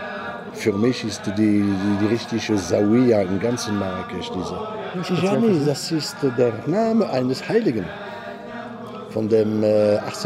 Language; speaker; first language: German; non-native, fluent; Arabic